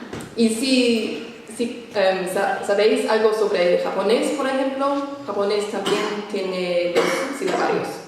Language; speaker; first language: Spanish; non-native, fluent; English